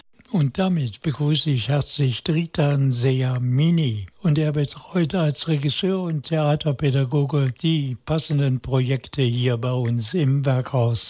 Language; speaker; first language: German; native; German